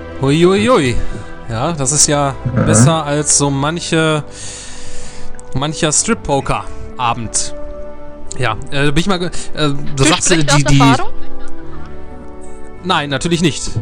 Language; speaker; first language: German; native; German